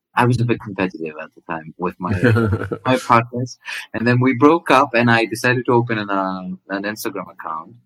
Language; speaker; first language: English; non-native, fluent; Greek